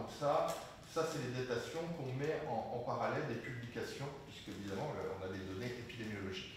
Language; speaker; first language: French; native; French